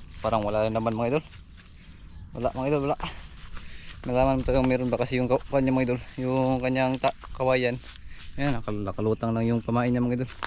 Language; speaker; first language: Filipino; non-native, local second language; Cebuano